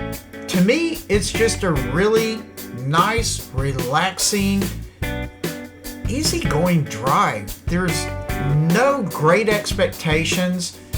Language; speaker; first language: English; native; English